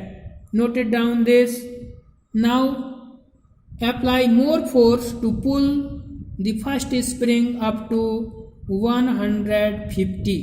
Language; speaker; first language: English; non-native, local second language; Hindi